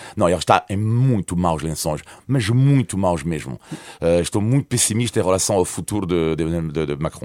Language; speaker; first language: Portuguese; non-native, fluent; French